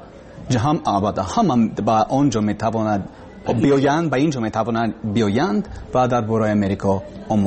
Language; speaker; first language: Persian; non-native, learner; English